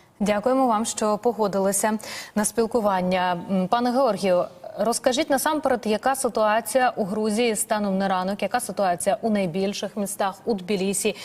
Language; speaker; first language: Ukrainian; native; Ukrainian